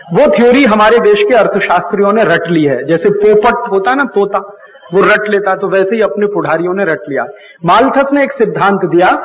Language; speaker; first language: Hindi; native; Hindi